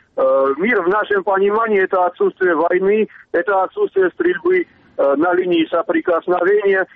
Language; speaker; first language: Russian; non-native, local second language; Armenian